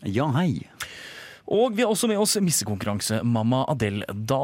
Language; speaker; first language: Norwegian; native; Norwegian